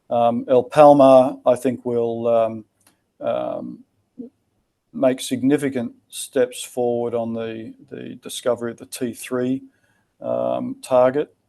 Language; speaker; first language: English; native; English